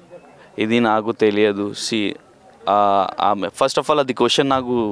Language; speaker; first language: Telugu; non-native, learner; Hindi